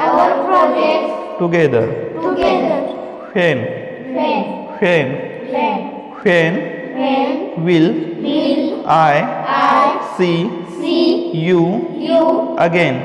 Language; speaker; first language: English; non-native, learner; Marathi